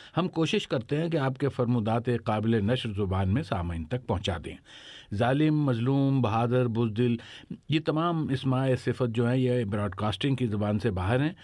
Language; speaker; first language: Urdu; native; Urdu